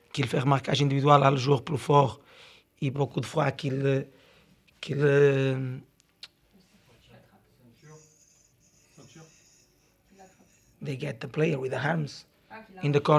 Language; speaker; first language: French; non-native, learner; Portuguese